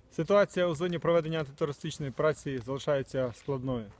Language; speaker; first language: Ukrainian; native; Ukrainian